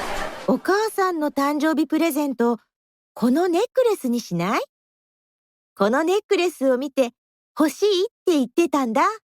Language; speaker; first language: Japanese; non-native, learner; Indonesian